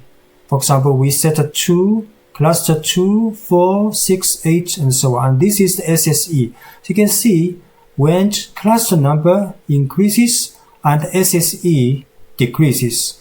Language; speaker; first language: English; non-native, fluent; Chinese